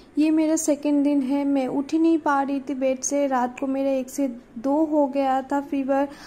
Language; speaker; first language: Hindi; non-native, local second language; Bangla